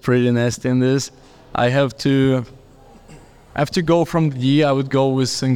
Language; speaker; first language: English; non-native, fluent; Ukrainian